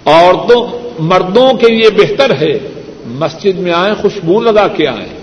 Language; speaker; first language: Urdu; non-native, local second language; Punjabi